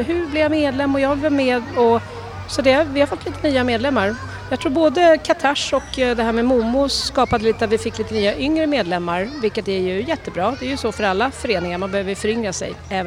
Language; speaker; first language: Swedish; native; Swedish